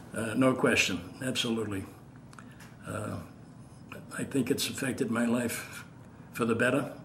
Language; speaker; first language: English; native; English